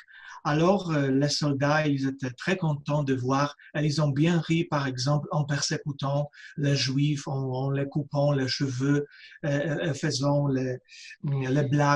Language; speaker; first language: French; non-native, fluent; Polish